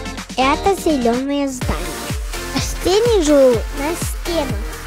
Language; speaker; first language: Russian; early bilingual, heritage; Russian